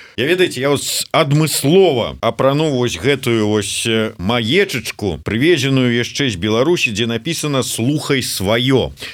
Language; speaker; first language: Belarusian; native; Belarusian